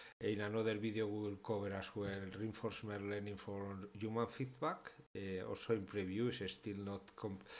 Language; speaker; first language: English; non-native, fluent; Spanish